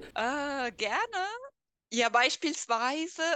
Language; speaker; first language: German; non-native, fluent; Italian